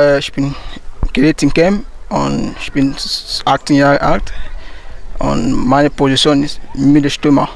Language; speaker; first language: German; non-native, learner; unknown